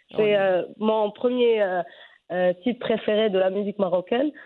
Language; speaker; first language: French; non-native, local second language; Arabic